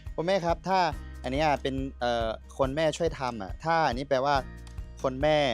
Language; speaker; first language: Thai; non-native, fluent; Chinese